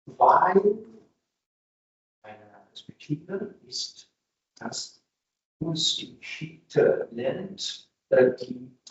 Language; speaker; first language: German; non-native, fluent; Italian